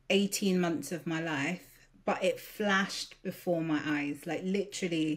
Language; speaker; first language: English; early bilingual, other home language; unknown